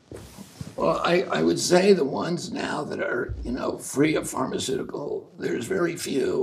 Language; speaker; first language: English; native; English